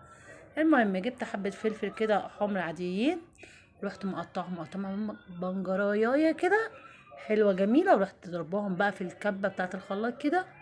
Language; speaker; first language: Arabic; native; Arabic